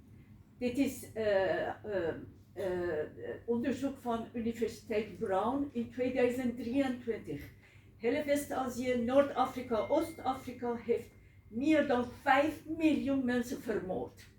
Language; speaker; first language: Dutch; non-native, learner; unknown